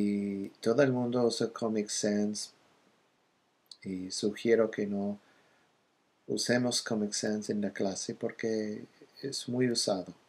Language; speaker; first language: Spanish; non-native, fluent; English